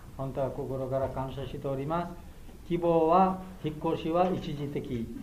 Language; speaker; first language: Japanese; non-native, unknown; Bangla